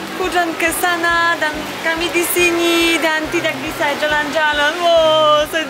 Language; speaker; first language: Indonesian; non-native, learner; Polish